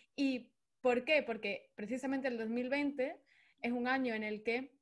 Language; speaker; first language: Spanish; native; Spanish